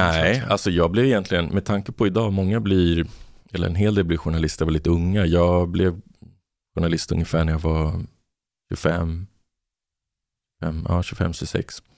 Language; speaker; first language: Swedish; native; Swedish